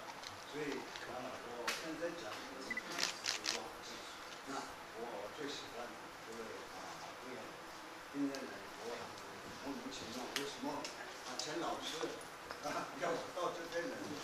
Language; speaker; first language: Chinese; non-native, local second language; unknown